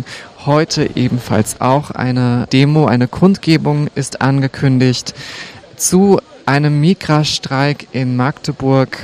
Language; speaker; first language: German; native; German